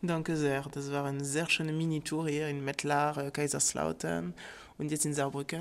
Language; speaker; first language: German; non-native, fluent; French